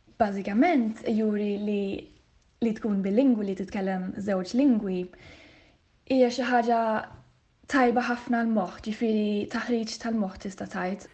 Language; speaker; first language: Maltese; non-native, fluent; Swedish